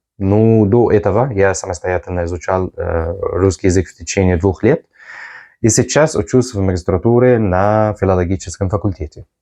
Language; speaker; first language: Russian; non-native, fluent; Arabic